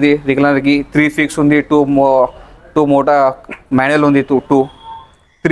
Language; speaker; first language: Telugu; non-native, local second language; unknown